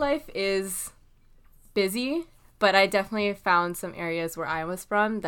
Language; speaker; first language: English; non-native, local second language; Filipino